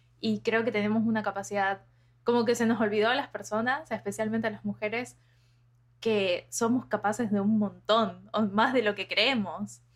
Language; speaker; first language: Spanish; native; Spanish